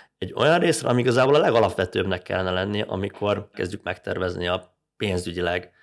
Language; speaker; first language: Hungarian; native; Hungarian